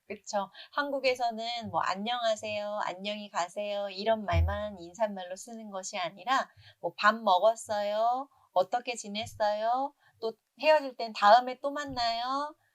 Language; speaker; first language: Korean; native; Korean